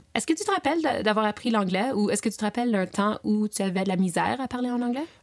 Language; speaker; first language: French; native; French